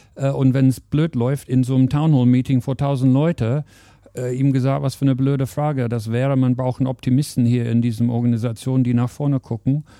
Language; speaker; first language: German; non-native, fluent; English